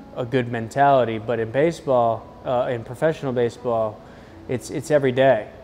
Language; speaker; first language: English; native; English